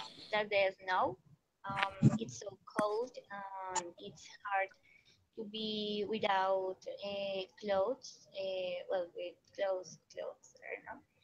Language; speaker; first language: English; non-native, learner; Spanish